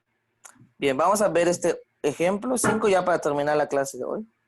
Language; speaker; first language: Spanish; native; Spanish